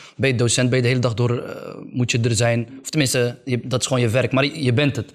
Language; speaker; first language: Dutch; early bilingual, other home language; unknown